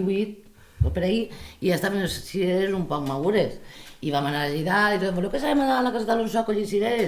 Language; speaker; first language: Catalan; native; Catalan